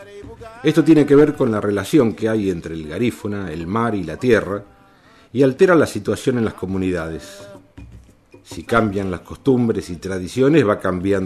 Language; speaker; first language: Spanish; native; Spanish